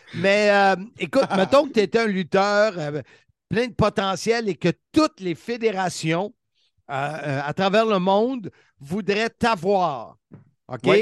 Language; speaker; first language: French; native; French